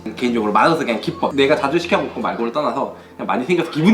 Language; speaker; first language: Korean; native; Korean